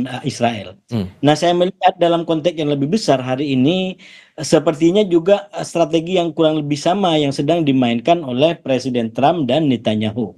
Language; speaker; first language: Indonesian; native; Indonesian